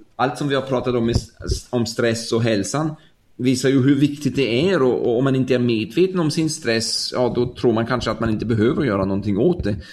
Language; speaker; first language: Swedish; non-native, fluent; German